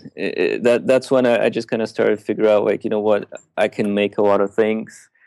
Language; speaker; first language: English; early bilingual, other home language; Russian